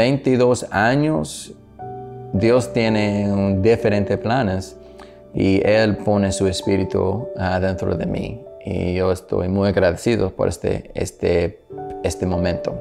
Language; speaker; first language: Spanish; non-native, learner; English